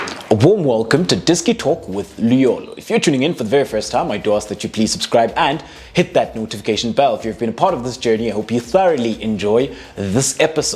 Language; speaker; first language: English; non-native, local second language; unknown